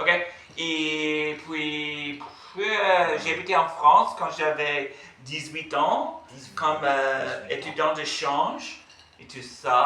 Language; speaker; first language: French; non-native, fluent; English